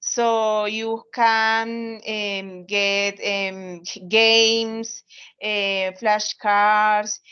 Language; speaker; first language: English; non-native, learner; Spanish